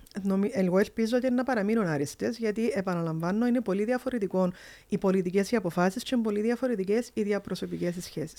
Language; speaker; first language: Greek; early bilingual, heritage; Greek